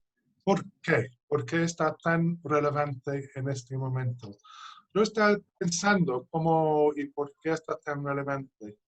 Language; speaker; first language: Spanish; non-native, fluent; English